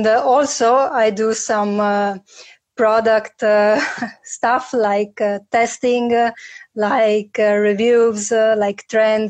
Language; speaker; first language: English; non-native, fluent; Italian